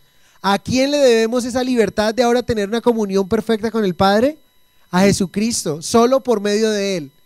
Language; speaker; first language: Spanish; native; Spanish